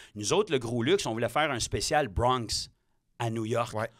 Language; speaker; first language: French; native; French